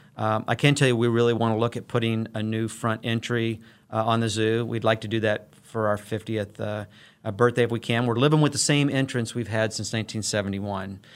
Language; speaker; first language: English; native; English